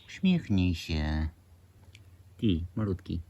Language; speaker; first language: Polish; native; Polish